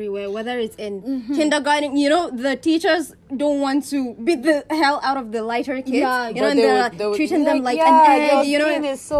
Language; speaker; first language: English; non-native, local second language; Hausa